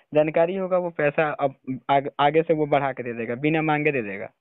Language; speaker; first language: Hindi; native; Hindi